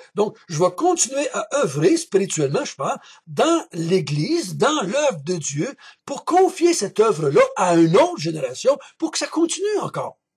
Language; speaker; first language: French; native; French